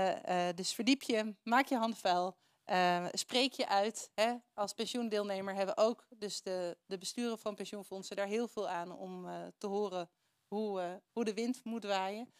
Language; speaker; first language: Dutch; native; Dutch